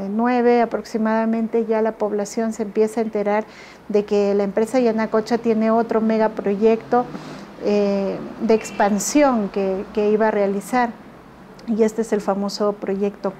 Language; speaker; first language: Spanish; native; Spanish